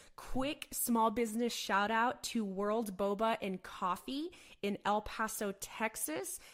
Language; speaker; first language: English; native; English